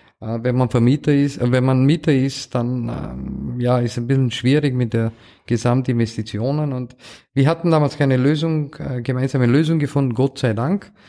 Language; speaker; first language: German; non-native, fluent; Romanian